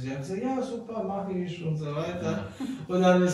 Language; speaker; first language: German; non-native, learner; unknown